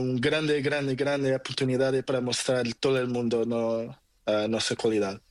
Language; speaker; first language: Spanish; non-native, learner; Portuguese